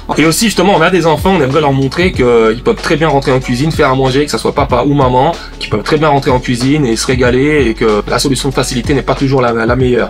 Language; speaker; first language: French; native; French